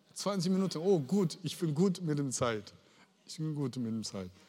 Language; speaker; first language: German; non-native, fluent; Chinese